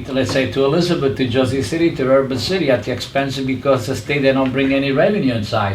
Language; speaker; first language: English; non-native, fluent; Italian